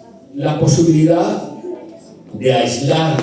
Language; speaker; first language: Spanish; native; Spanish